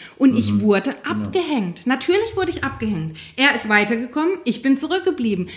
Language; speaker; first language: German; native; German